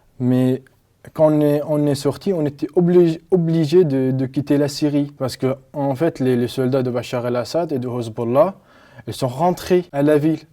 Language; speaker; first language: French; non-native, learner; Arabic